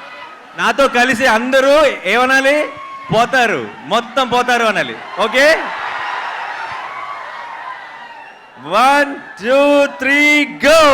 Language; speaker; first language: Telugu; native; Telugu